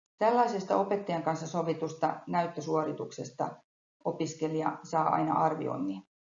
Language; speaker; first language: Finnish; native; Finnish